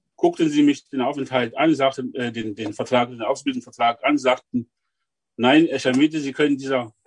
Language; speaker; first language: German; non-native, fluent; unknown